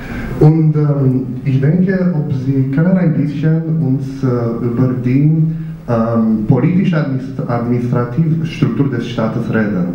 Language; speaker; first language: German; non-native, learner; Romanian